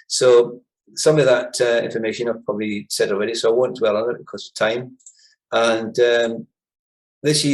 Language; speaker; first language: English; native; English